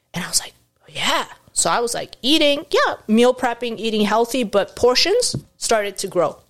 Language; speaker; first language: English; non-native, fluent; Arabic